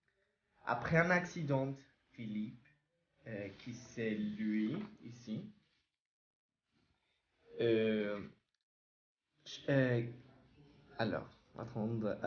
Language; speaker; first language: French; non-native, learner; Spanish